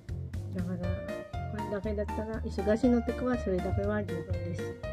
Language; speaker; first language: Japanese; non-native, learner; Filipino